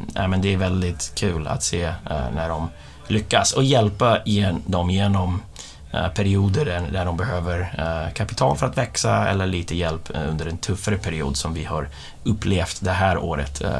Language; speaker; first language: Swedish; non-native, fluent; English